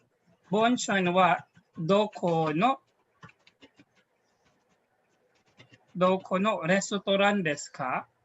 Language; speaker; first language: Japanese; non-native, fluent; Filipino